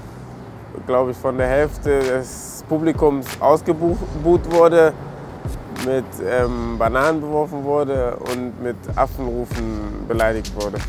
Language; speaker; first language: German; early bilingual, other home language; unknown